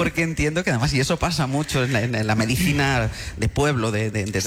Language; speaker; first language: Spanish; native; Spanish